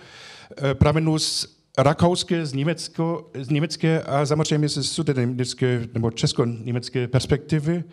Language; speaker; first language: Czech; non-native, fluent; German